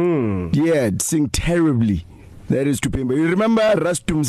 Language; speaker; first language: English; non-native, local second language; Zulu